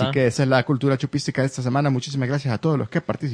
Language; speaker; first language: Spanish; native; Spanish